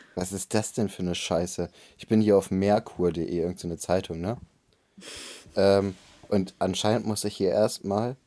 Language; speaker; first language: German; native; German